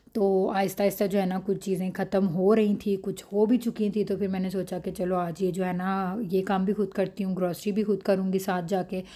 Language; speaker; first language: Urdu; native; Urdu